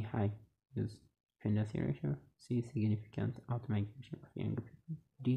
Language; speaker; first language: English; non-native, local second language; Amharic